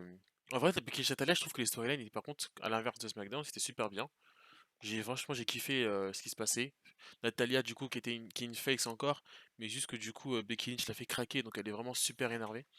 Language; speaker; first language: French; native; French